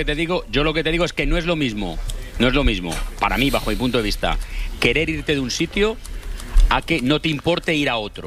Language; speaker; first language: Spanish; native; Spanish